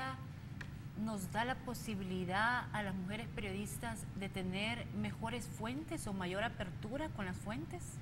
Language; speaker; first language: Spanish; native; Spanish